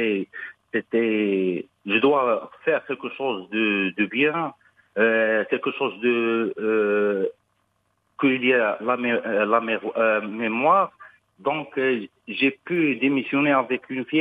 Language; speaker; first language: French; non-native, local second language; Arabic